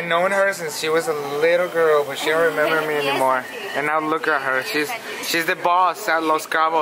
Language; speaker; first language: English; early bilingual, other home language; Spanish